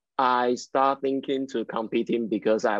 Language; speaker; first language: English; non-native, learner; Chinese